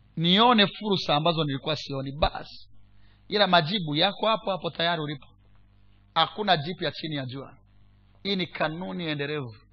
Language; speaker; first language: Swahili; non-native, local second language; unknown